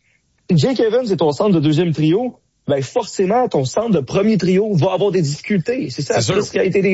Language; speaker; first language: French; native; French